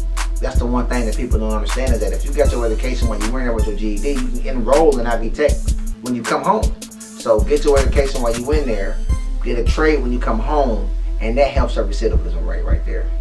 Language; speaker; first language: English; native; English